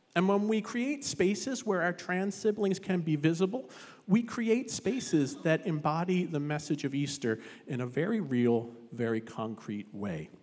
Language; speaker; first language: English; native; English